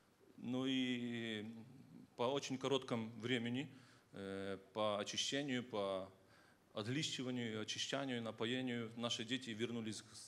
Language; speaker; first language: Polish; non-native, learner; Russian